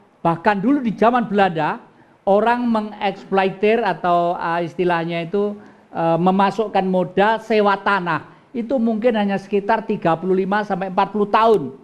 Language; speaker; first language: Indonesian; non-native, local second language; Javanese